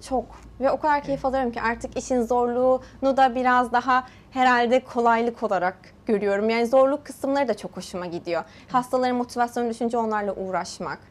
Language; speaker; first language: Turkish; early bilingual, heritage; Turkish